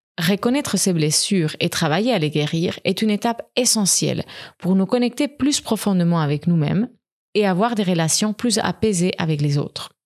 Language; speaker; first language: French; non-native, fluent; Spanish